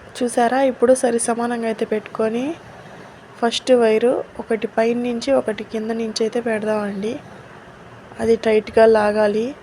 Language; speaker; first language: Telugu; non-native, local second language; Urdu